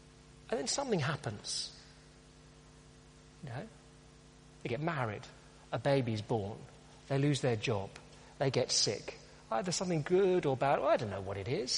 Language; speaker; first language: English; native; English